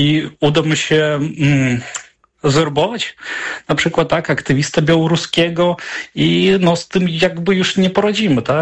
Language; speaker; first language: Polish; non-native, fluent; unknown